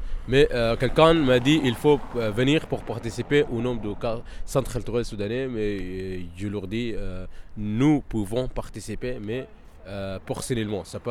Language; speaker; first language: French; non-native, fluent; Arabic